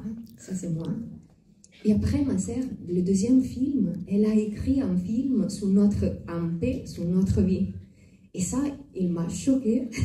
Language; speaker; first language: French; non-native, fluent; Italian